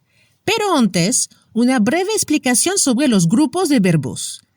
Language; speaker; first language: Spanish; non-native, fluent; French